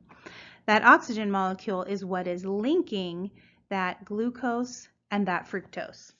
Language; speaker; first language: English; native; English